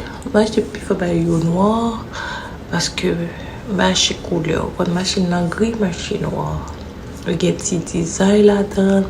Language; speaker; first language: French; non-native, learner; Haitian Creole